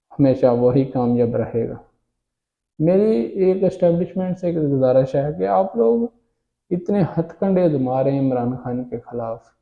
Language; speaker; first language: Urdu; native; Urdu